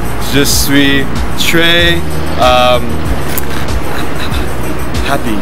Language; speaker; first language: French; non-native, learner; English